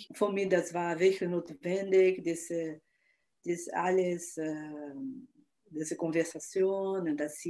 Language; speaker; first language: German; non-native, learner; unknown